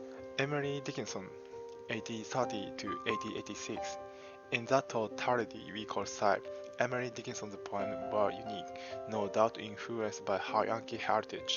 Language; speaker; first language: English; non-native, fluent; Japanese